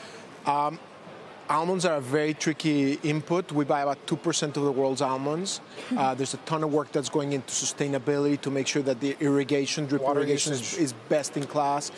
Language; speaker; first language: English; non-native, fluent; Spanish